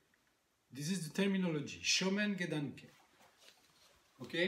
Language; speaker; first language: English; non-native, learner; French